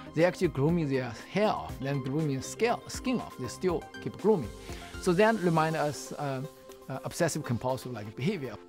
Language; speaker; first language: English; non-native, fluent; Chinese